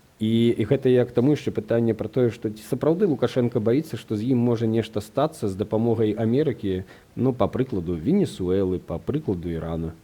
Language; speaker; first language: Belarusian; non-native, local second language; Russian